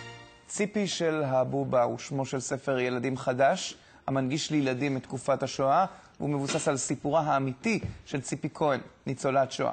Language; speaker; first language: Hebrew; native; Hebrew